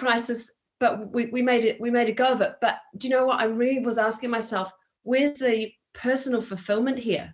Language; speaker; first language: English; native; English